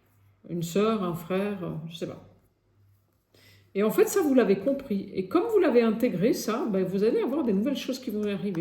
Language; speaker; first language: French; native; French